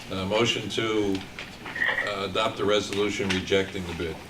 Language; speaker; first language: English; native; English